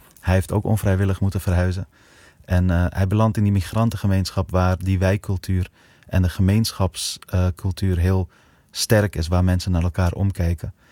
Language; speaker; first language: Dutch; early bilingual, other home language; Persian